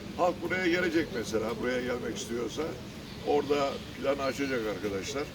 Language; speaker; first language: Turkish; native; Turkish